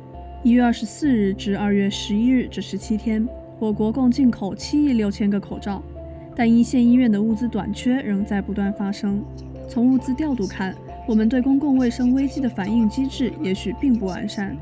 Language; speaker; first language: Chinese; native; Chinese